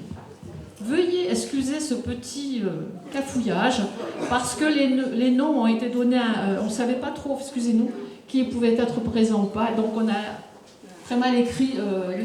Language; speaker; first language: French; native; French